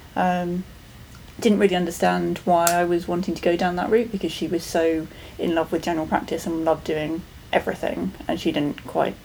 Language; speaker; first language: English; native; English